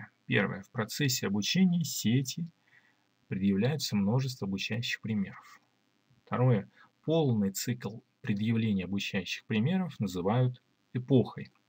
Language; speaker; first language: Russian; native; Russian